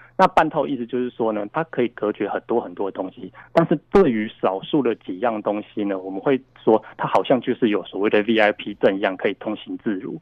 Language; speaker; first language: Chinese; native; Chinese